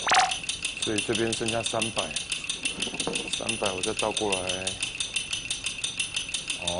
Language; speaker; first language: Chinese; native; Chinese